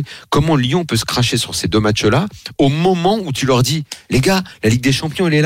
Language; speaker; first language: French; native; French